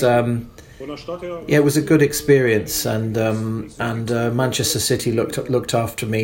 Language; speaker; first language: English; non-native, fluent; German